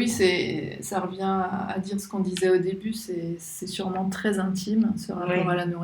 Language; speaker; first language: French; native; French